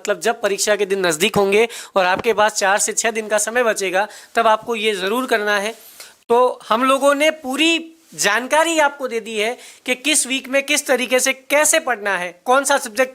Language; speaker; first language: Hindi; native; Hindi